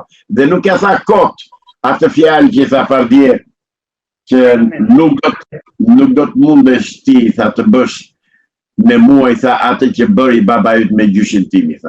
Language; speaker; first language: Albanian; native; Albanian